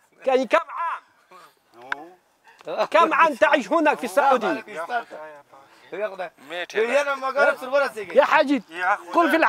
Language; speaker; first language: Arabic; non-native, learner; Pashto